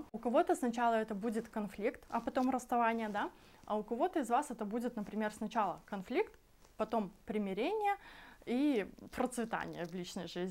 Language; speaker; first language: Russian; native; Russian